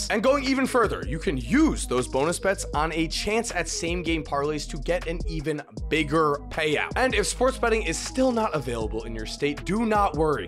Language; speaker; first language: English; native; English